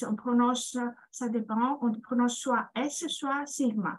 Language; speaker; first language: French; non-native, fluent; Greek